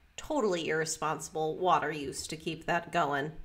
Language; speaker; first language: English; native; English